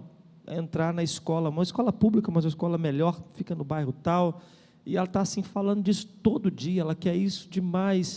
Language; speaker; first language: Portuguese; native; Portuguese